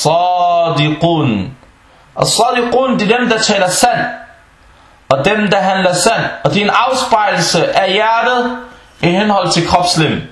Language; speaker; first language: Danish; non-native, fluent; Arabic